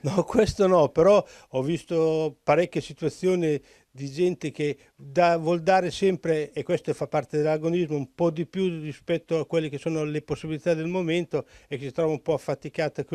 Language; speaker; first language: Italian; native; Italian